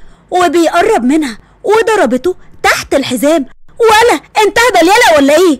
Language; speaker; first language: Arabic; native; Arabic